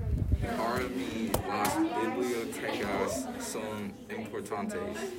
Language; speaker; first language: Spanish; non-native, learner; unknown